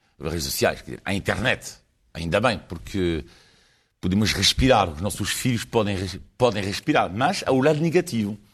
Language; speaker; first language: Portuguese; non-native, fluent; French